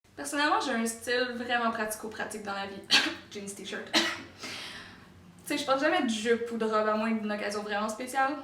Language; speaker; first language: French; native; French